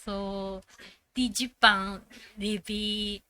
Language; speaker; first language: Indonesian; non-native, learner; Japanese